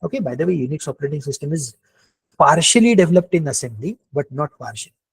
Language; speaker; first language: Hindi; non-native, local second language; Marathi